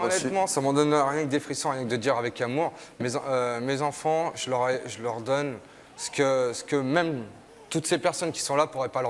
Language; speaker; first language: French; native; French